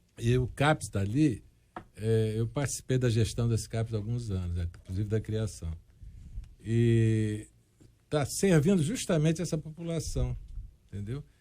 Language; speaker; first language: Portuguese; native; Portuguese